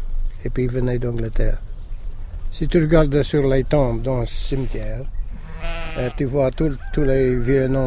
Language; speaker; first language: French; non-native, local second language; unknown